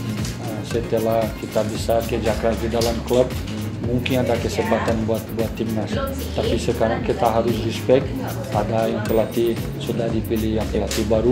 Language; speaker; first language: Indonesian; non-native, fluent; Portuguese